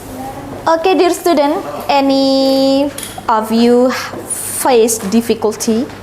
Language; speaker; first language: English; non-native, learner; Indonesian